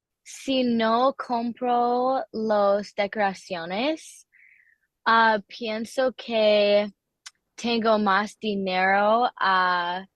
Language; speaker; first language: Spanish; non-native, learner; English